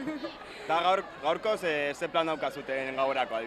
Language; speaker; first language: Basque; native; Basque